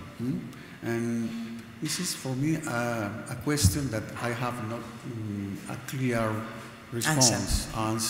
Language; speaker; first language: English; non-native, learner; Spanish